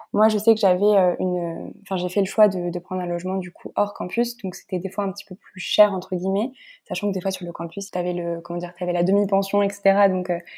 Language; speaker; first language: French; native; French